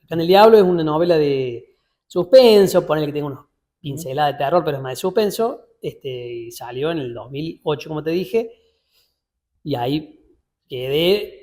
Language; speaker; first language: Spanish; native; Spanish